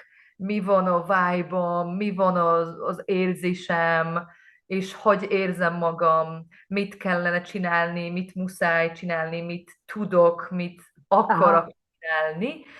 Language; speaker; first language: Hungarian; non-native, learner; Polish